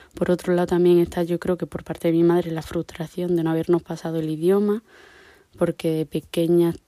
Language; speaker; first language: Spanish; native; Spanish